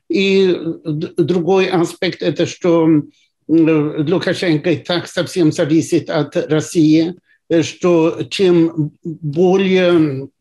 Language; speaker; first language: Russian; non-native, fluent; Swedish